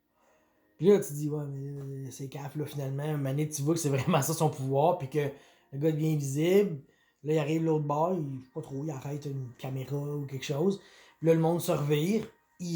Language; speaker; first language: French; native; French